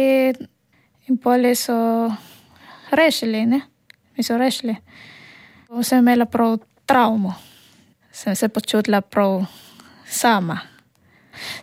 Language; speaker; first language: Slovenian; non-native, learner; Filipino